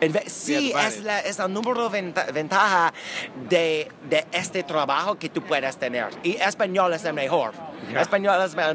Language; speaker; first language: Spanish; non-native, learner; English